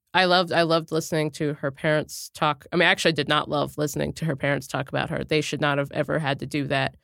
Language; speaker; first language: English; native; English